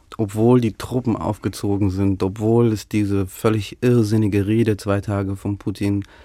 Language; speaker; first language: German; early bilingual, other home language; Russian